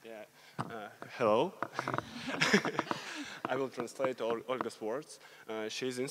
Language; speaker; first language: English; non-native, learner; Russian